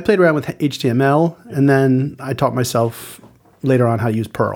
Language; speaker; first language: English; native; English